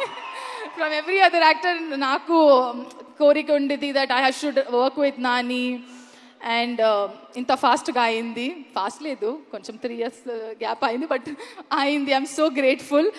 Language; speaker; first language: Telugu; non-native, learner; Kannada